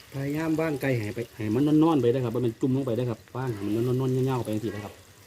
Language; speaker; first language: Thai; native; Thai